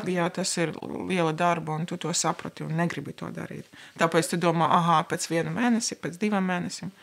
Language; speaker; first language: Latvian; non-native, local second language; Russian